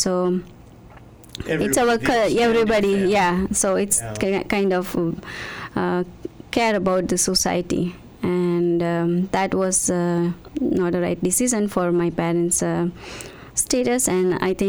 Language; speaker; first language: English; non-native, local second language; Gujarati